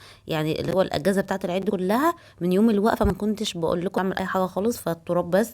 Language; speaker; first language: Arabic; native; Arabic